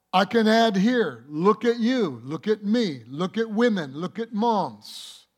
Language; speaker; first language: English; native; English